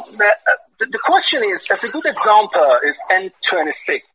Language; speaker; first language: English; non-native, fluent; Persian